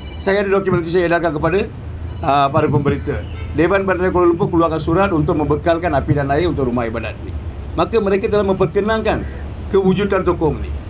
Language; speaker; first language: Malay; non-native, local second language; Tamil